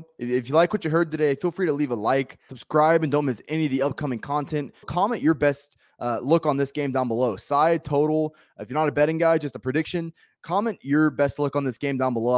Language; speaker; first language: English; native; English